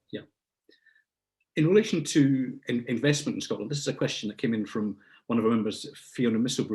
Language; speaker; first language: English; native; English